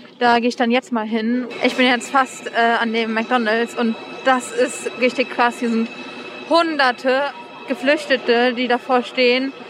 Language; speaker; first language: German; native; German